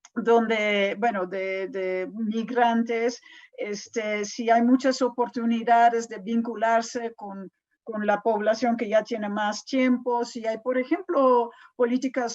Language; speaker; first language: Spanish; non-native, fluent; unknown